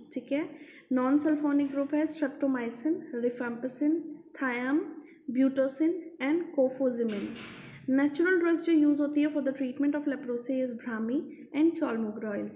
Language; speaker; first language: Hindi; native; Hindi